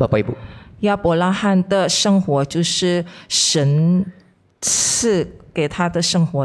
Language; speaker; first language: Chinese; non-native, fluent; Indonesian